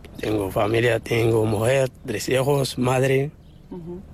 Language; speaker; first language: Spanish; non-native, learner; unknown